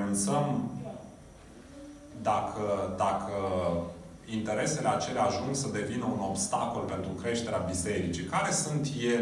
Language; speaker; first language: Romanian; native; Romanian